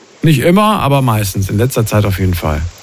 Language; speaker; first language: German; native; German